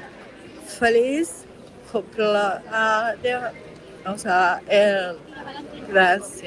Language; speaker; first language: Spanish; non-native, learner; English